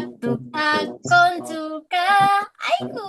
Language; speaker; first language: Korean; non-native, fluent; Indonesian